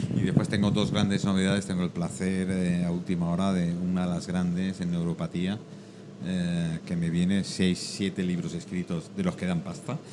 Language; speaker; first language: Spanish; native; Spanish